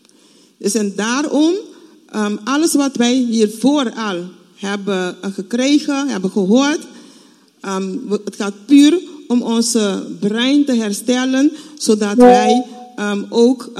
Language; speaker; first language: Dutch; non-native, fluent; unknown